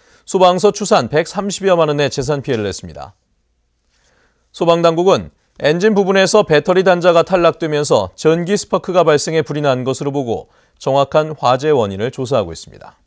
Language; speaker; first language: Korean; native; Korean